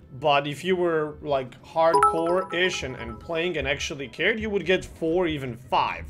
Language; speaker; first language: English; non-native, fluent; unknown